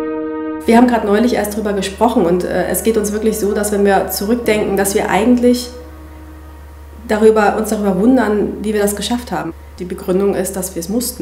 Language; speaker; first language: German; native; German